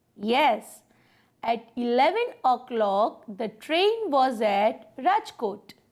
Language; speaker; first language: English; non-native, local second language; Gujarati